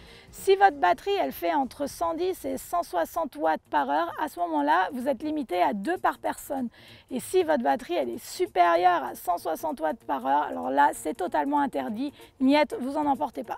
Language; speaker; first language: French; native; French